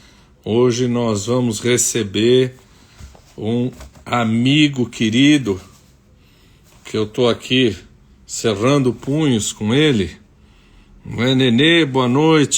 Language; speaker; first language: Portuguese; native; Portuguese